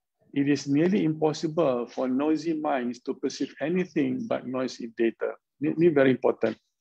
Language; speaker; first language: English; non-native, local second language; Malay